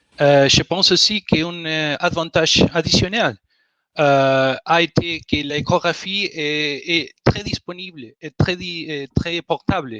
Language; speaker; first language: French; non-native, learner; Spanish